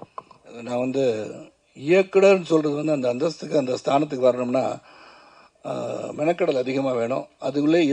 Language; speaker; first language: Tamil; native; Tamil